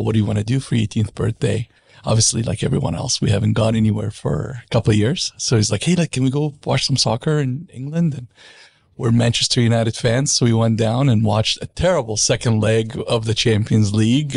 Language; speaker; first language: English; non-native, fluent; Arabic